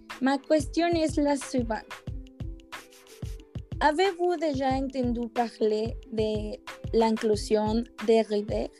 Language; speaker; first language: French; non-native, learner; Spanish